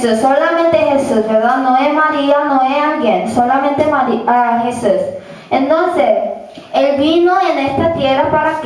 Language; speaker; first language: Spanish; non-native, learner; Korean